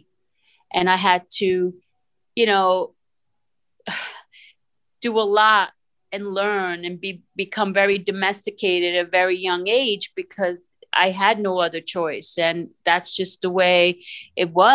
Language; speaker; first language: English; early bilingual, other home language; Italian